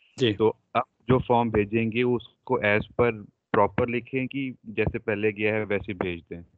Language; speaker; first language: Hindi; non-native, local second language; Punjabi